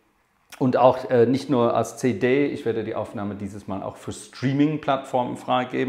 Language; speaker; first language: German; non-native, fluent; English